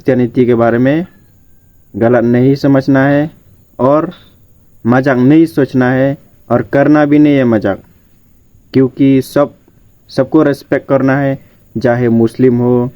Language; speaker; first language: Hindi; non-native, local second language; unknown